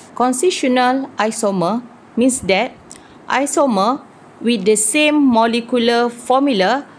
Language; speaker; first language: English; non-native, local second language; Malay